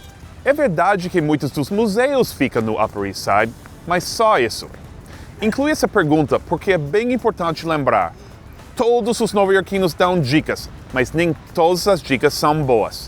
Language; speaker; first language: Portuguese; non-native, fluent; English